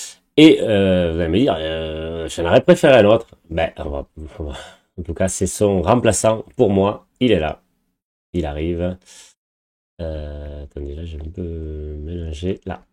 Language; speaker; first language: French; native; French